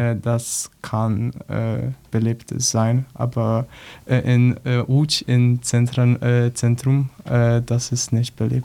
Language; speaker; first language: German; non-native, learner; Polish